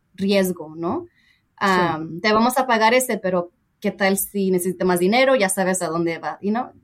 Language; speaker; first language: Spanish; early bilingual, heritage; Spanish